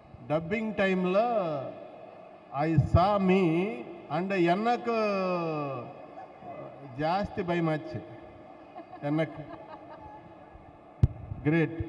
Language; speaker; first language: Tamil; non-native, learner; Telugu